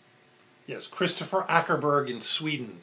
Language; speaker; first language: English; native; English